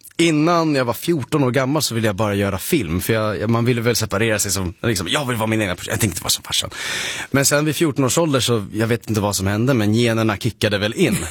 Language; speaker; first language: Swedish; native; Swedish